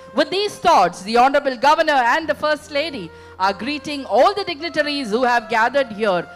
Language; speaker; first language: English; non-native, local second language; Tamil